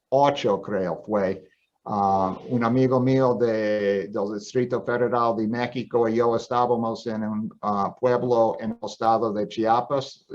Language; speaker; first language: Spanish; non-native, fluent; English